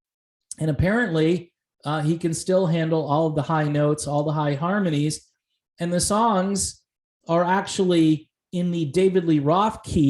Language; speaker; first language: English; native; English